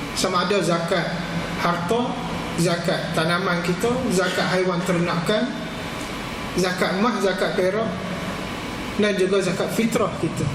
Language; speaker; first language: Malay; native; Malay